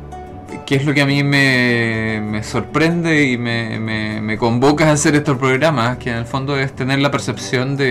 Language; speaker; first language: Spanish; native; Spanish